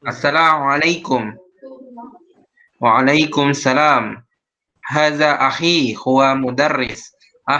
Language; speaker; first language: Arabic; non-native, learner; Indonesian